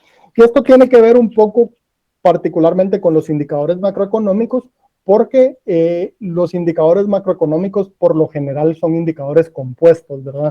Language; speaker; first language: Spanish; native; Spanish